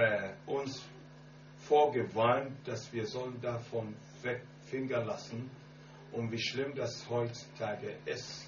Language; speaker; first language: German; non-native, learner; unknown